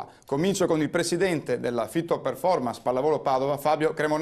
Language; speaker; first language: Italian; native; Italian